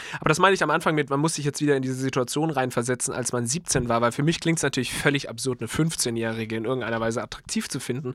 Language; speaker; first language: German; native; German